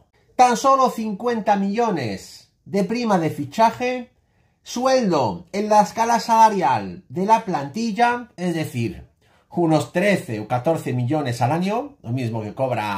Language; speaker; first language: Spanish; native; Spanish